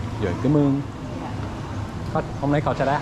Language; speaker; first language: Vietnamese; non-native, learner; English